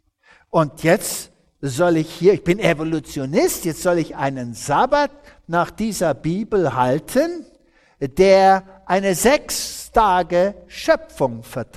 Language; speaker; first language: German; early bilingual, heritage; German